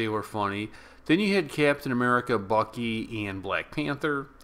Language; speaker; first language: English; native; English